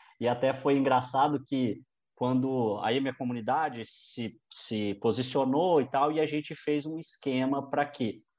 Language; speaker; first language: Portuguese; native; Portuguese